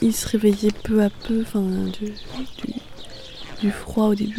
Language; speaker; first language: French; native; French